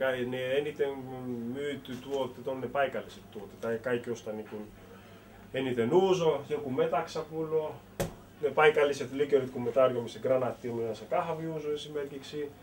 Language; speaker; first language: Finnish; early bilingual, heritage; Finnish